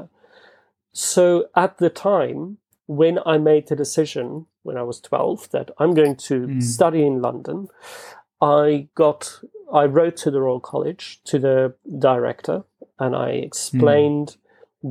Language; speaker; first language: English; non-native, local second language; Afrikaans